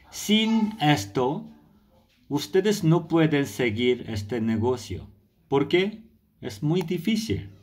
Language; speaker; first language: Spanish; non-native, learner; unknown